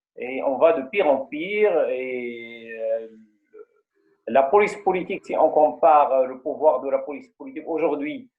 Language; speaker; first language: French; non-native, local second language; Arabic